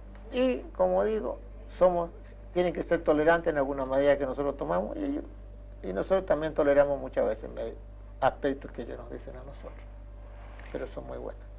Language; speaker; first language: Spanish; native; Spanish